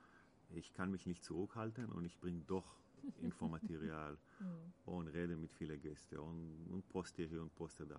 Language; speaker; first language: German; non-native, learner; Hebrew